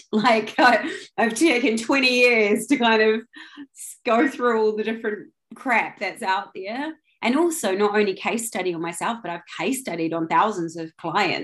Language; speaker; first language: English; native; English